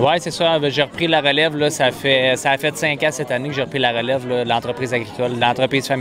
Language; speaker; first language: French; native; French